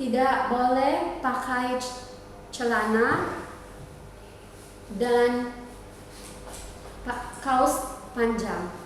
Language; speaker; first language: Indonesian; non-native, learner; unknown